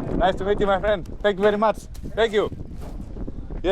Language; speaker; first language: English; non-native, fluent; Greek